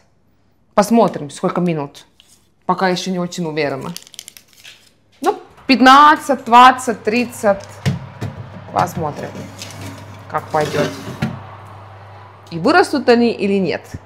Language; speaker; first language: Russian; non-native, fluent; Estonian